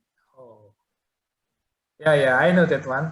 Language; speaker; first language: English; non-native, learner; Indonesian